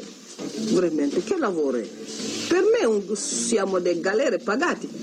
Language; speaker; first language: Italian; non-native, learner; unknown